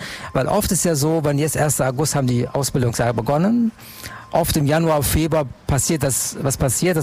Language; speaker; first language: German; non-native, fluent; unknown